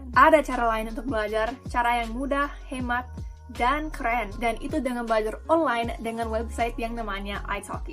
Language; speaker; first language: Indonesian; non-native, fluent; English